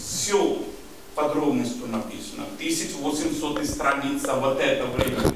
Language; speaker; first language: Russian; non-native, learner; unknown